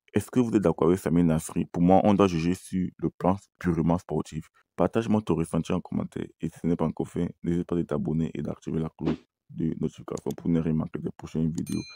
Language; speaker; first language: French; native; French